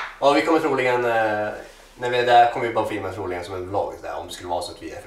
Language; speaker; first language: Swedish; native; Swedish